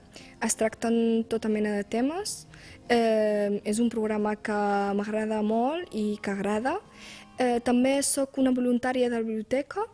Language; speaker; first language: Catalan; early bilingual, other home language; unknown